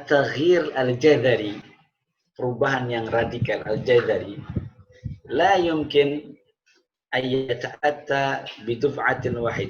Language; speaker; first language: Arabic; non-native, fluent; Indonesian